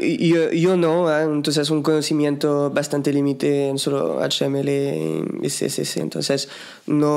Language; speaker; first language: Spanish; non-native, fluent; French